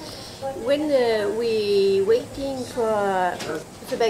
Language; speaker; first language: English; non-native, learner; French